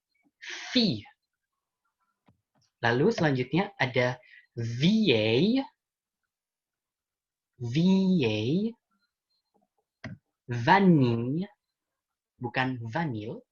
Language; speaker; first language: French; non-native, fluent; Indonesian